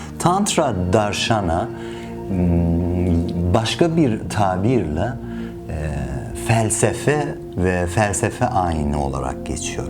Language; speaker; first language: Turkish; non-native, fluent; Persian